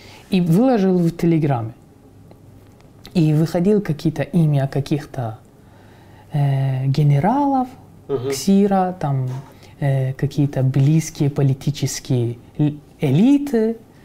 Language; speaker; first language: Russian; non-native, fluent; Persian